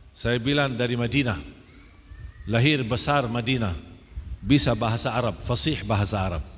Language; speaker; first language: Indonesian; non-native, fluent; Arabic